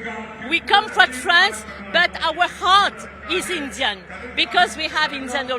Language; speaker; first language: English; non-native, learner; French